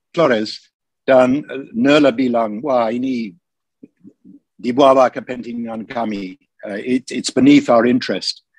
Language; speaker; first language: Indonesian; non-native, fluent; English